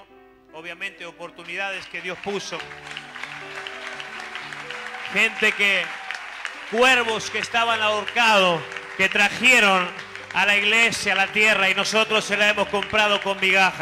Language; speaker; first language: Spanish; native; Spanish